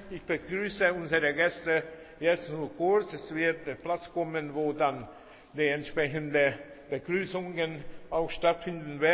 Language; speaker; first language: German; non-native, fluent; Hungarian